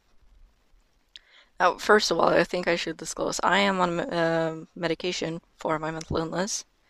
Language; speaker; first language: English; non-native, fluent; Norwegian